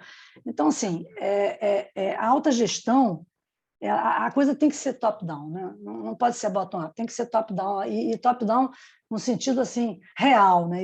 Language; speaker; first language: Portuguese; native; Portuguese